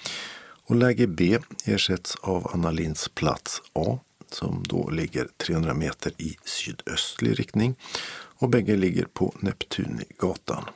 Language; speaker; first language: Swedish; native; Swedish